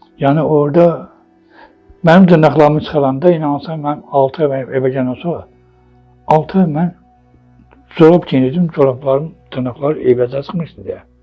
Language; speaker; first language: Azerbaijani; non-native, local second language; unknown